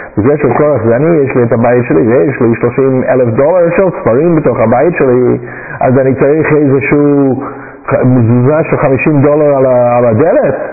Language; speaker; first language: Hebrew; non-native, fluent; English